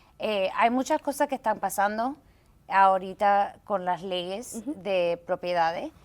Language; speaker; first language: Spanish; early bilingual, heritage; Spanish